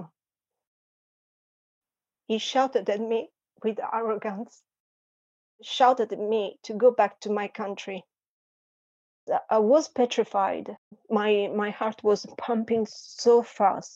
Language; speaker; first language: English; non-native, fluent; Italian